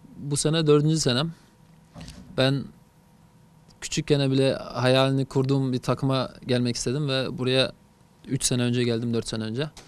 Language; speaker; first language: Turkish; early bilingual, heritage; Turkish